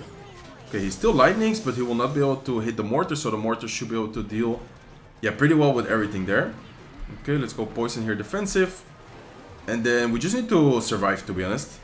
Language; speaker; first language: English; non-native, fluent; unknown